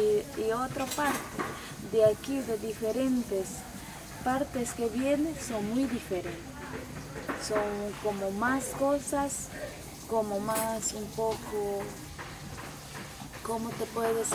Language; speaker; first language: Spanish; non-native, local second language; Shipibo-Conibo